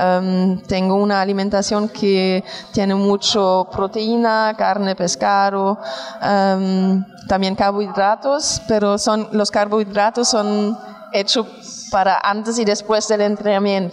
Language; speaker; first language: Spanish; non-native, fluent; German